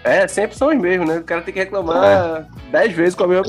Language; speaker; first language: Portuguese; native; Portuguese